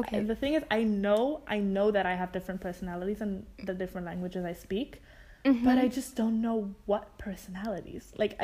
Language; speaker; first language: English; non-native, fluent; German